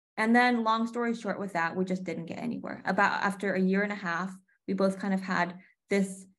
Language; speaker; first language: English; native; English